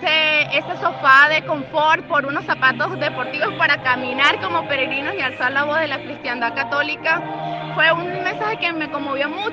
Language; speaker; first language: Spanish; native; Spanish